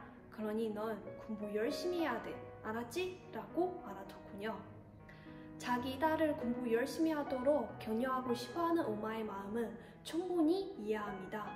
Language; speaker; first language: Korean; non-native, fluent; Chinese